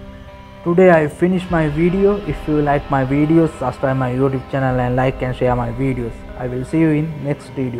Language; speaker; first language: English; non-native, learner; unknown